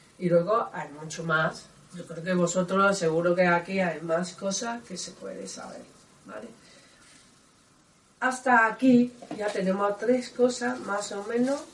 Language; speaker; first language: Spanish; non-native, learner; Chinese